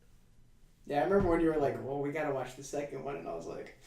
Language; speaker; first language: English; native; English